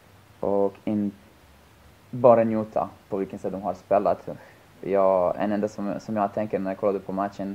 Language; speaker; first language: Swedish; non-native, fluent; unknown